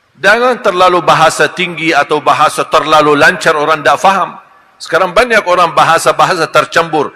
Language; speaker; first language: Malay; non-native, fluent; Arabic